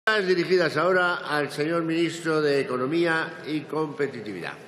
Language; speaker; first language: Spanish; native; Spanish